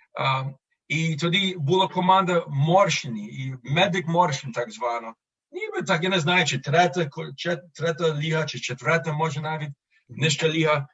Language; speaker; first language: Ukrainian; early bilingual, other home language; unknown